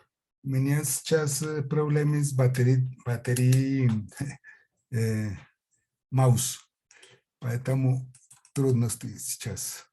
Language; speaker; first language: Russian; non-native, fluent; Spanish